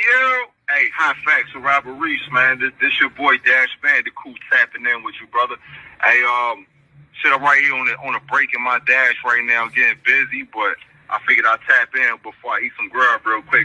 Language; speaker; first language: English; native; English